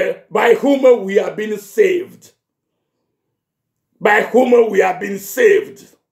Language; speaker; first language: English; non-native, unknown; Ewe